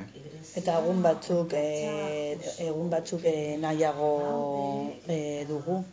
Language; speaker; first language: Basque; non-native, learner; Spanish